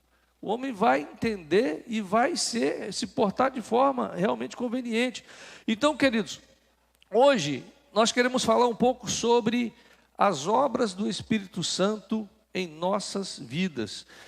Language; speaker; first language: Portuguese; native; Portuguese